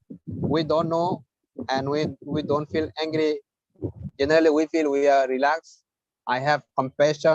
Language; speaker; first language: English; non-native, fluent; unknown